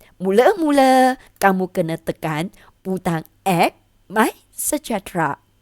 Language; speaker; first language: Malay; non-native, local second language; Chinese